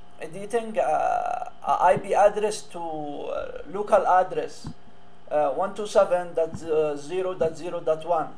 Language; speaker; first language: English; non-native, learner; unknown